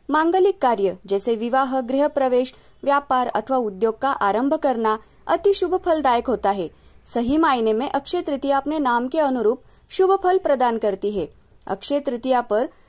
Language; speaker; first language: Hindi; non-native, local second language; Marathi